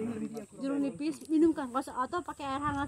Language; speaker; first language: Indonesian; native; Indonesian